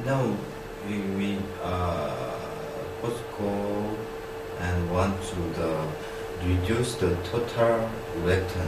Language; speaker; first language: English; non-native, learner; Korean